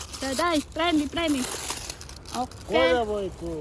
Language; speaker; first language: Italian; non-native, learner; Filipino